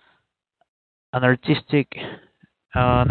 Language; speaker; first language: English; non-native, fluent; Spanish